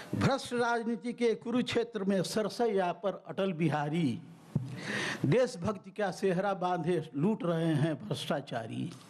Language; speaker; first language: Hindi; native; Hindi